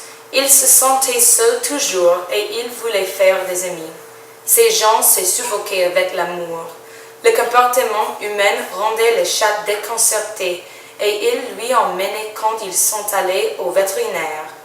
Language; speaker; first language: French; non-native, learner; English